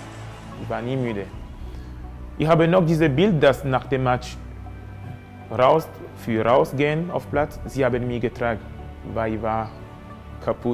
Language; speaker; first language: German; non-native, fluent; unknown